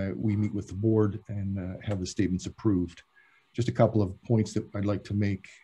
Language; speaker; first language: English; native; English